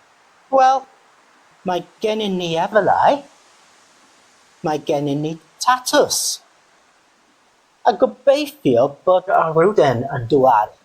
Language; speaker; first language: Welsh; non-native, learner; English